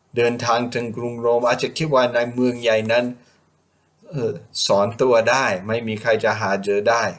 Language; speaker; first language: Thai; non-native, fluent; English